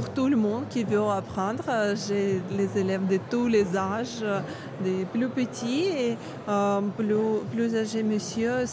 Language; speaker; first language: French; non-native, learner; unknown